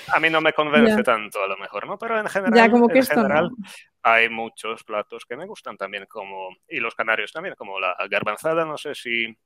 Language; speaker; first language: Spanish; non-native, fluent; Polish